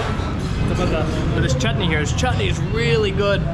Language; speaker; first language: Hindi; non-native, fluent; English